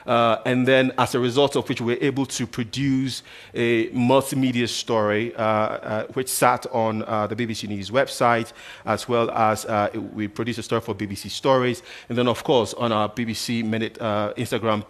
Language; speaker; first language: English; non-native, local second language; Akan